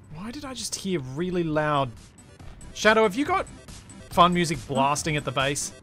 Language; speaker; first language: English; native; English